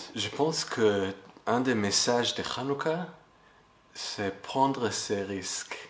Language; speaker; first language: French; non-native, fluent; English